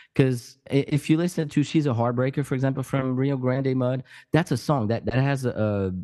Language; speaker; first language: English; non-native, fluent; French